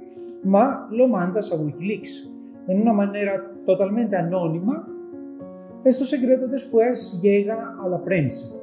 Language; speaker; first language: Spanish; non-native, fluent; Greek